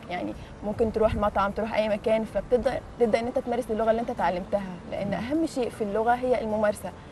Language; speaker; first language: Arabic; native; Arabic